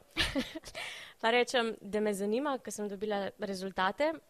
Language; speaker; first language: Slovenian; native; Slovenian